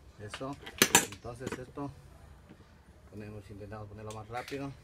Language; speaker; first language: Spanish; native; Spanish